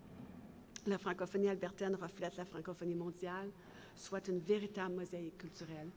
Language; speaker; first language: French; native; French